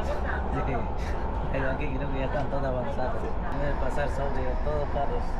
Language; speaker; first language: Spanish; non-native, local second language; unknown